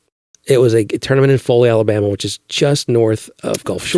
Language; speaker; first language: English; native; English